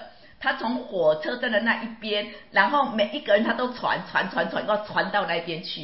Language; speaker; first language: Chinese; native; Chinese